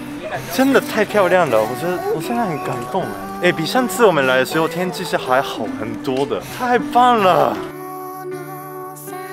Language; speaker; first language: Chinese; non-native, fluent; Japanese